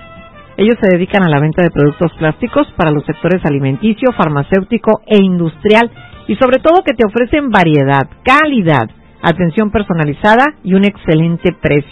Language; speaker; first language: Spanish; native; Spanish